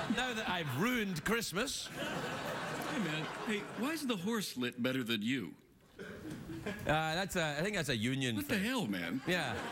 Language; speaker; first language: English; native; English